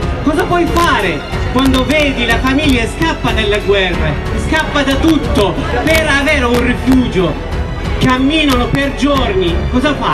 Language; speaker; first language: Italian; non-native, learner; Arabic